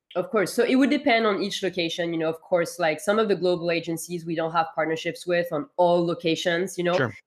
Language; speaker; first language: English; non-native, fluent; French